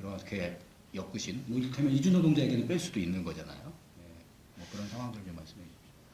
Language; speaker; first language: Korean; native; Korean